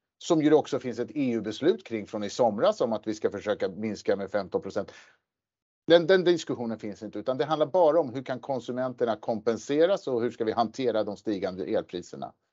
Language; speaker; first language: Swedish; native; Swedish